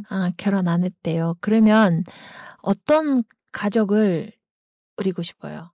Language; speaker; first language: Korean; non-native, fluent; Kyrgyz